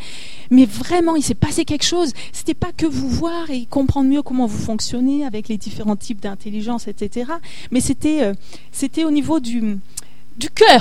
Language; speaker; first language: French; native; French